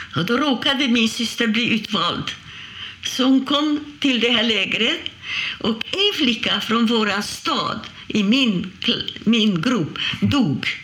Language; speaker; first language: Swedish; non-native, fluent; Hungarian